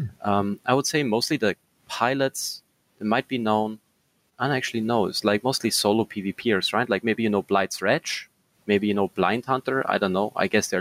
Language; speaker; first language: English; non-native, fluent; German